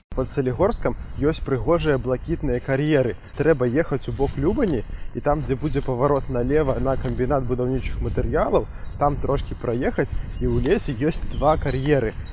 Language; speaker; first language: Belarusian; non-native, local second language; Russian